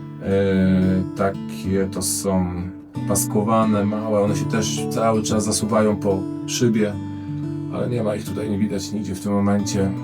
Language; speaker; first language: Polish; native; Polish